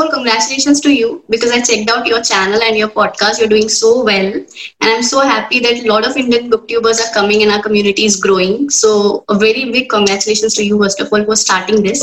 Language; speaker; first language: English; non-native, local second language; Hindi